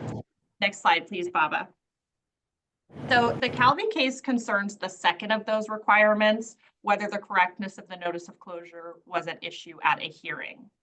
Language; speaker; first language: English; native; English